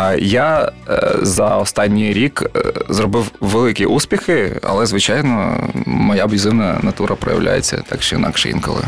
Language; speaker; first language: Ukrainian; non-native, local second language; Russian